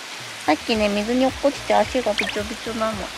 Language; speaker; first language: Japanese; native; Japanese